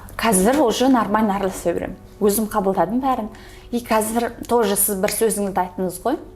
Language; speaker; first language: Kazakh; early bilingual, heritage; Kazakh